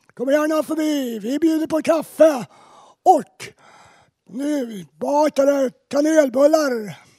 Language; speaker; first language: Swedish; native; Swedish